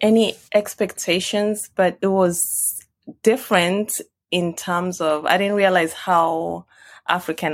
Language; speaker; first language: English; non-native, local second language; Swahili